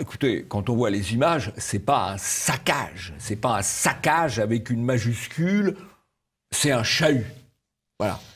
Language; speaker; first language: French; native; French